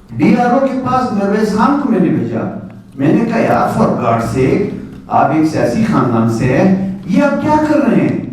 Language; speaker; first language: Urdu; non-native, local second language; Pashto